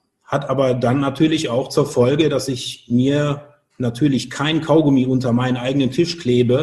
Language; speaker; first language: German; native; German